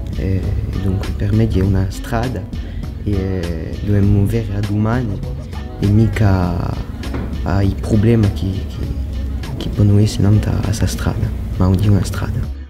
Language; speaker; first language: Italian; non-native, learner; French